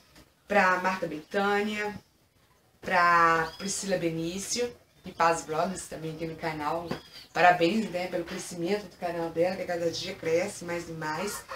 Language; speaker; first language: Portuguese; native; Portuguese